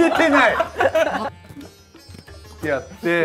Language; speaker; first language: Japanese; native; Japanese